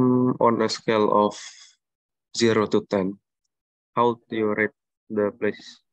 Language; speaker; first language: English; non-native, fluent; Indonesian